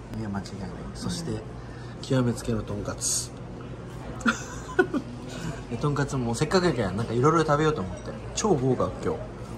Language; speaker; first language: Japanese; native; Japanese